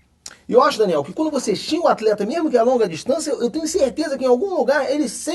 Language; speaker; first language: Portuguese; native; Portuguese